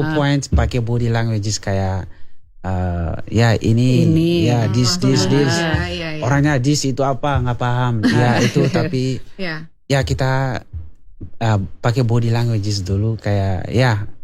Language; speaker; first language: Indonesian; non-native, learner; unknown